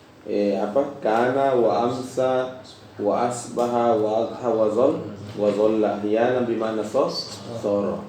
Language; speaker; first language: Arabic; non-native, fluent; Indonesian